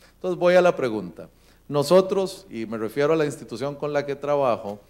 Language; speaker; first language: Spanish; native; Spanish